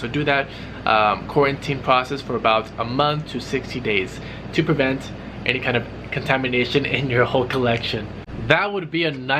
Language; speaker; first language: English; native; English